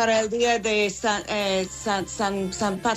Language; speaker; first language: Spanish; non-native, fluent; English